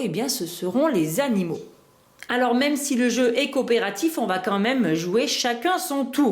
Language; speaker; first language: French; native; French